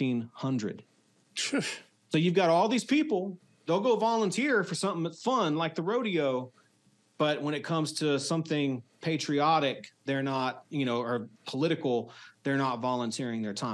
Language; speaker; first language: English; native; English